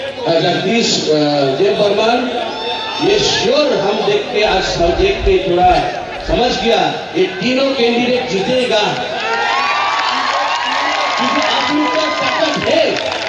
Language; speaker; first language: Hindi; non-native, local second language; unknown